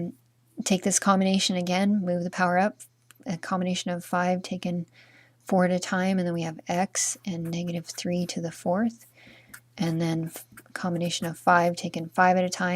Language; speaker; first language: English; native; English